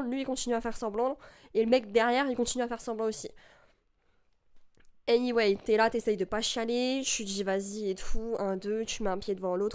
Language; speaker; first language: French; native; French